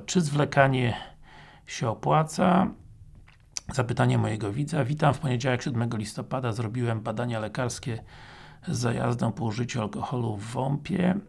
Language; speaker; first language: Polish; native; Polish